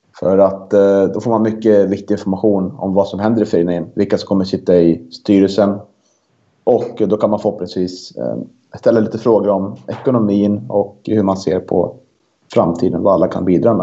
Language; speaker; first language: Swedish; native; Swedish